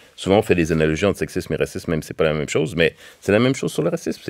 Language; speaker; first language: French; native; French